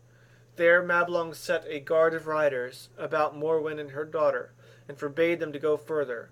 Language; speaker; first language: English; native; English